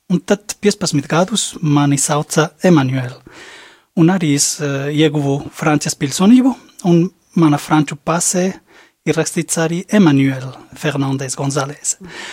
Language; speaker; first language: Latvian; non-native, fluent; Spanish